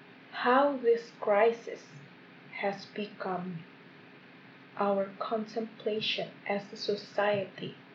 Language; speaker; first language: English; non-native, fluent; Indonesian